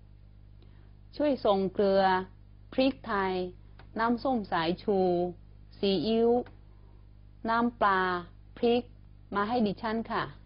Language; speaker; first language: Thai; non-native, fluent; Chinese